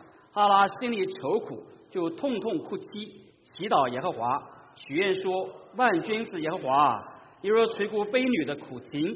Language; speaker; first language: Chinese; native; Chinese